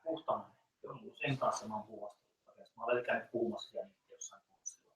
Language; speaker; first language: Finnish; native; Finnish